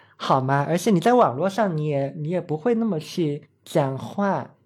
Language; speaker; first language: Chinese; native; Chinese